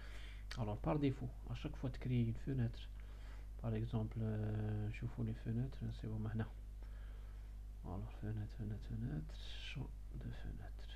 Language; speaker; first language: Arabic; native; Arabic